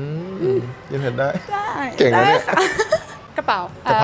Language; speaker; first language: Thai; native; Thai